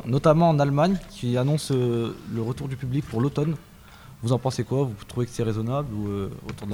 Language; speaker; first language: French; native; French